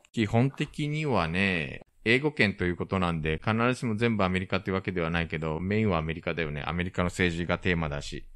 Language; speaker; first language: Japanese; native; Japanese